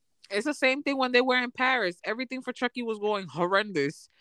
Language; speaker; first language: English; early bilingual, other home language; Spanish